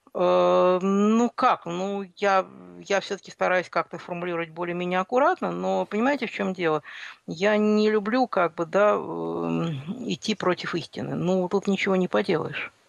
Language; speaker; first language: Russian; native; Russian